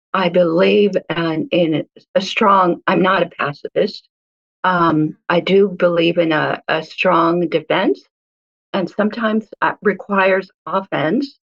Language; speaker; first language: English; early bilingual, other home language; Hebrew